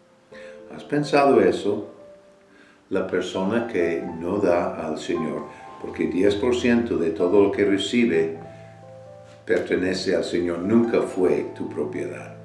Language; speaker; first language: Spanish; non-native, fluent; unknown